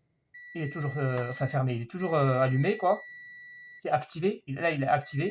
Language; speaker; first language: French; native; French